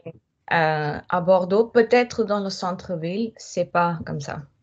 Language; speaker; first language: French; non-native, fluent; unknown